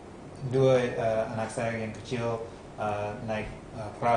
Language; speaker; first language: Indonesian; non-native, fluent; English